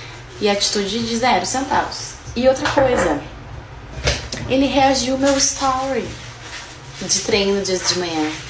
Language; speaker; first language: Portuguese; native; Portuguese